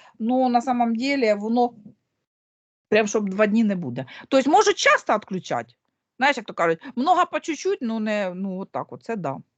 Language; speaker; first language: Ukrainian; non-native, local second language; Russian